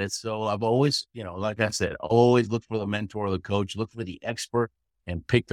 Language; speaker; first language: English; early bilingual, other home language; Spanish